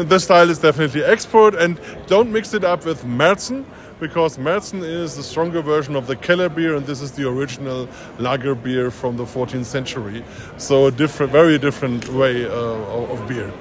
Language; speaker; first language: English; non-native, fluent; German